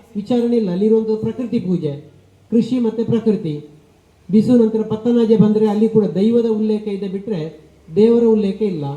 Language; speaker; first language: Kannada; non-native, local second language; Tulu